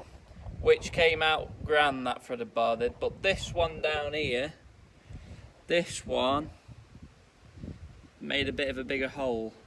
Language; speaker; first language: English; native; English